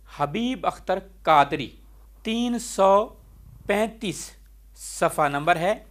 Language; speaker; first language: Urdu; non-native, local second language; Punjabi